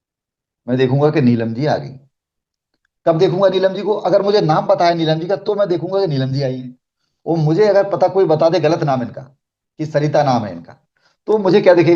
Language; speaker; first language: Hindi; native; Hindi